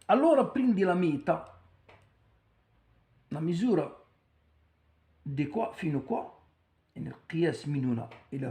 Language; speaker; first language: Italian; non-native, learner; Arabic